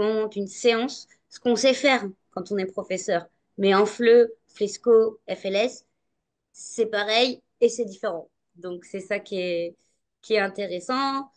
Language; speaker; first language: French; native; French